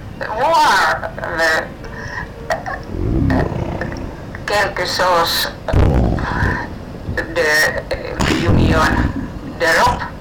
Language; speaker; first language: French; non-native, learner; Finnish